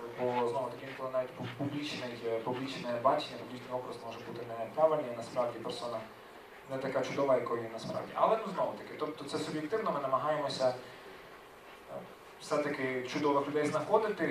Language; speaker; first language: Ukrainian; native; Ukrainian